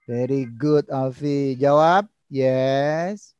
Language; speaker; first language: English; non-native, learner; Indonesian